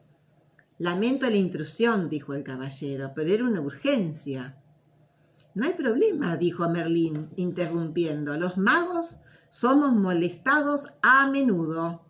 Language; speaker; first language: Spanish; native; Spanish